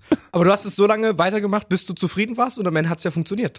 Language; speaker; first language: German; native; German